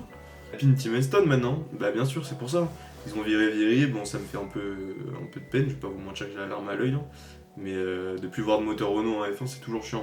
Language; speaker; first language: French; native; French